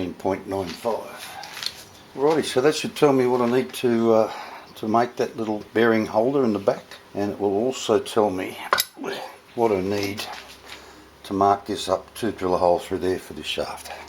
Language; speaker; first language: English; native; English